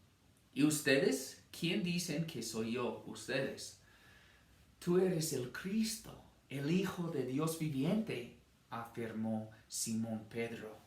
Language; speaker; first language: Spanish; non-native, fluent; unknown